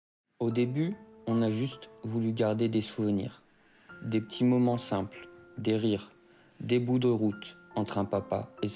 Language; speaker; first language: French; native; French